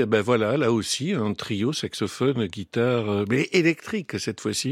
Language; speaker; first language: French; native; French